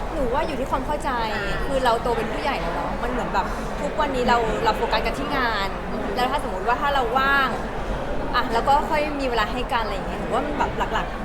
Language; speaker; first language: Thai; native; Thai